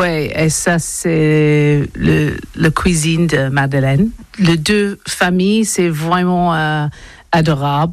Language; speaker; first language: French; non-native, learner; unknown